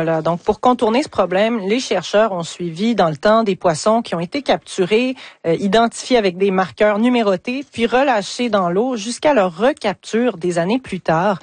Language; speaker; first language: French; native; French